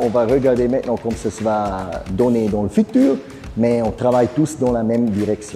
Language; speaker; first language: French; non-native, fluent; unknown